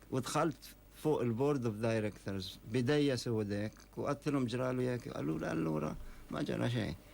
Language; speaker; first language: Maltese; non-native, fluent; Arabic